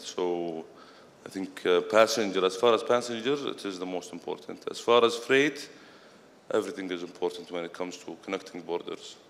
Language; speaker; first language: English; non-native, fluent; Arabic